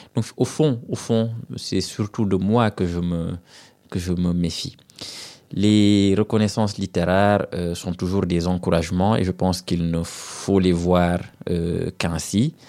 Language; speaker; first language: French; non-native, local second language; Serer